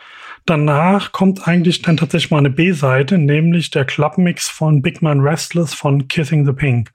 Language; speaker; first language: German; native; German